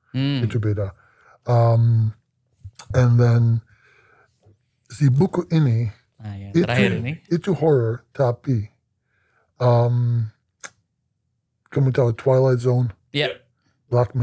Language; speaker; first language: Indonesian; non-native, learner; English